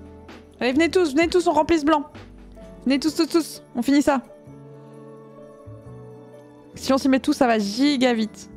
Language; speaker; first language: French; native; French